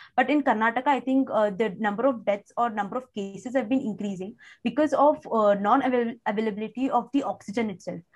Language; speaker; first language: English; non-native, local second language; Kannada